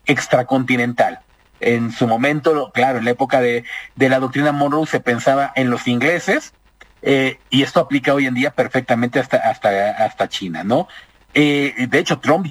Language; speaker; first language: Spanish; native; Spanish